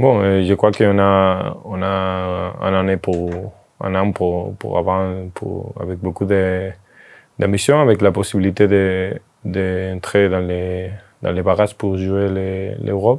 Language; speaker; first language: French; non-native, fluent; Spanish